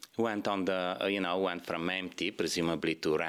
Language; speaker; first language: English; non-native, fluent; Bulgarian